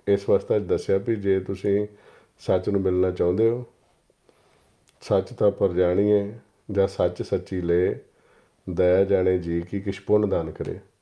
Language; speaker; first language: Punjabi; native; Punjabi